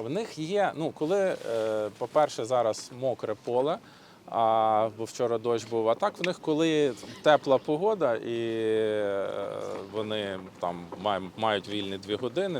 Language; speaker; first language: Ukrainian; native; Ukrainian